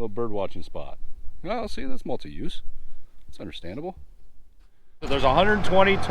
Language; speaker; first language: English; native; English